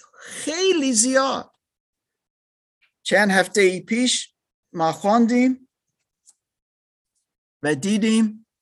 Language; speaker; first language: Persian; non-native, learner; English